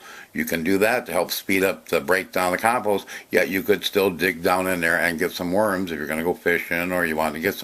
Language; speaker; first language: English; native; English